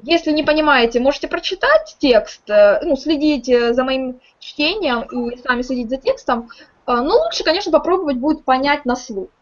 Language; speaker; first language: Russian; native; Russian